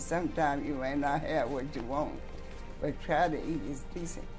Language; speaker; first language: English; native; English